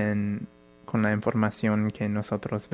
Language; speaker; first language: Spanish; non-native, fluent; English